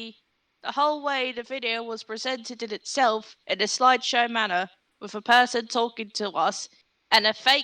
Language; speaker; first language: English; native; English